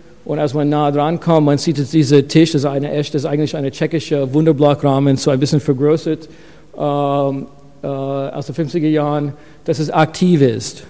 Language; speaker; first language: German; non-native, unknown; English